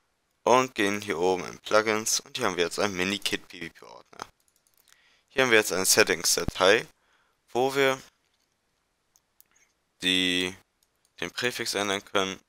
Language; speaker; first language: German; native; German